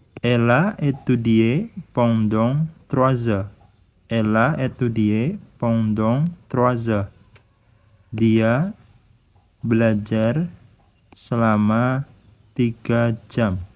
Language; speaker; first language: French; non-native, fluent; Indonesian